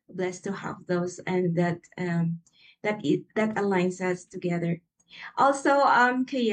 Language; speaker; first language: English; non-native, local second language; Cebuano